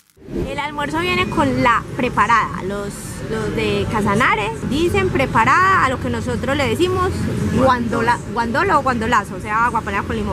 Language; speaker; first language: Spanish; native; Spanish